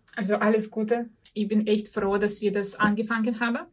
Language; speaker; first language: German; non-native, fluent; Russian